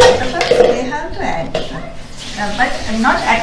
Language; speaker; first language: English; non-native, local second language; Sinhala